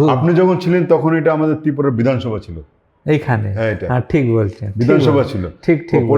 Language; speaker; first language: Bangla; non-native, local second language; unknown